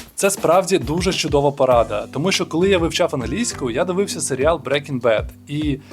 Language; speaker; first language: Ukrainian; non-native, local second language; Russian